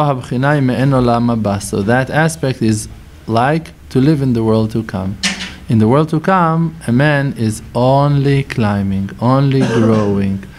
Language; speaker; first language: English; non-native, fluent; Hebrew